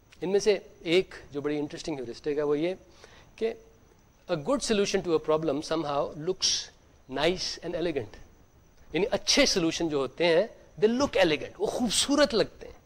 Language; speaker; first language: Urdu; native; Urdu